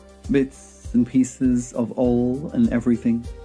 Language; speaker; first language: English; native; English